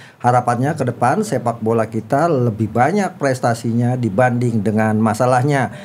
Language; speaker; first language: Indonesian; native; Indonesian